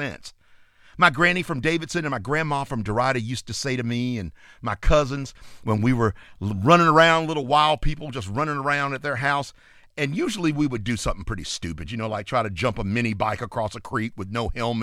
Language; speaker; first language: English; native; English